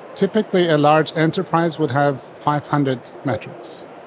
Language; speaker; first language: English; non-native, fluent; Turkish